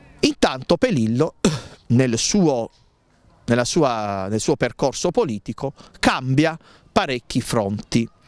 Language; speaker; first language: Italian; native; Italian